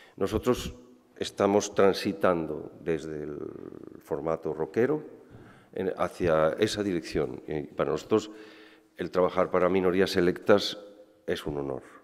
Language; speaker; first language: Spanish; native; Spanish